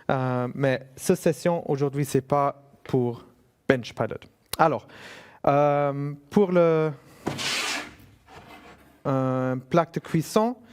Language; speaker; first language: French; non-native, fluent; German